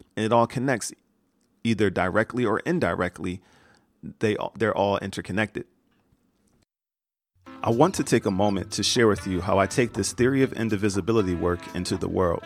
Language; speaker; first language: English; native; English